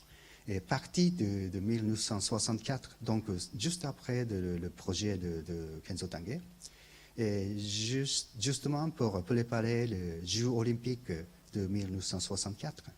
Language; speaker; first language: French; non-native, learner; Japanese